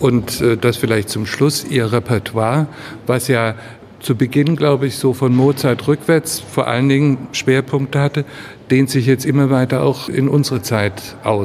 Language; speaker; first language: German; native; German